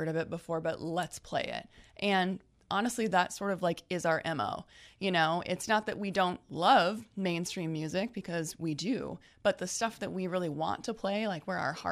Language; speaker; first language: English; native; English